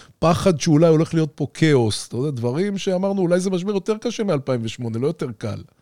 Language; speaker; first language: Hebrew; native; Hebrew